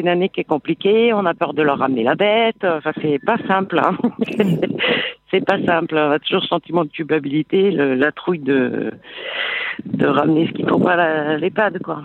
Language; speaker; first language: French; native; French